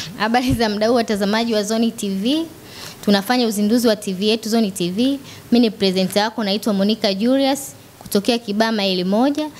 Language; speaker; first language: Swahili; native; Swahili